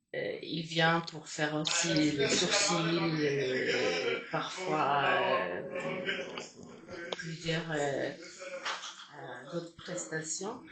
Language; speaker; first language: French; non-native, fluent; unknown